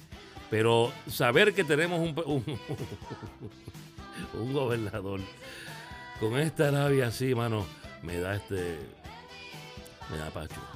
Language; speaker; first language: Spanish; native; Spanish